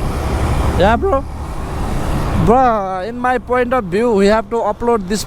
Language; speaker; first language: English; non-native, learner; Nepali